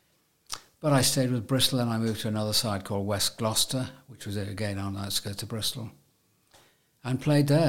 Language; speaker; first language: English; native; English